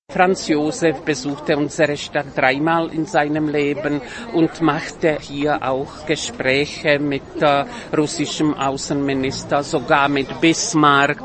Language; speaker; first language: German; non-native, fluent; Czech